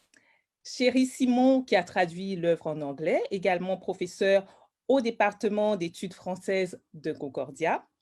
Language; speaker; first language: French; native; French